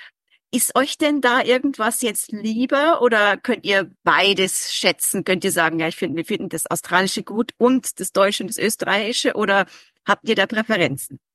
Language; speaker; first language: German; native; German